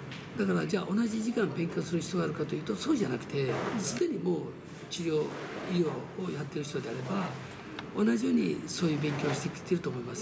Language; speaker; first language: Japanese; early bilingual, other home language; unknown